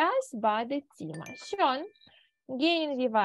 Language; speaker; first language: German; non-native, fluent; Ukrainian